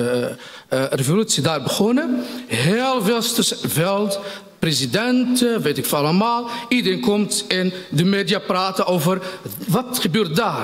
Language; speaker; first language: Dutch; non-native, fluent; Riffian